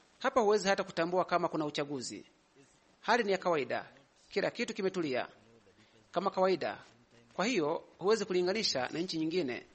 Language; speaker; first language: Swahili; non-native, local second language; Kinyarwanda